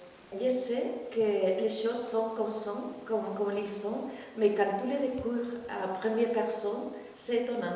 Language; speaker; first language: French; non-native, fluent; Spanish